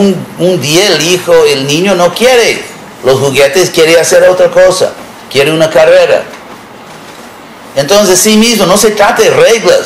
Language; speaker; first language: Spanish; non-native, fluent; English